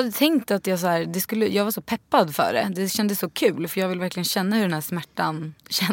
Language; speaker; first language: Swedish; native; Swedish